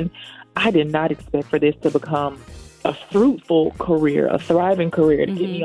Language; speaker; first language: English; native; English